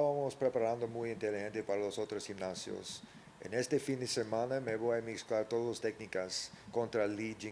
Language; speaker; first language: Spanish; early bilingual, heritage; English